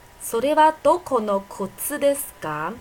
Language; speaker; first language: Japanese; non-native, fluent; Chinese